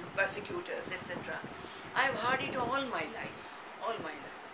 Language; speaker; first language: English; non-native, local second language; Bangla